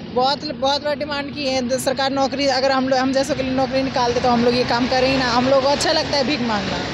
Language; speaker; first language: Hindi; native; Hindi